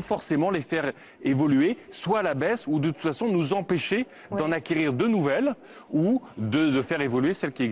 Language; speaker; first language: French; native; French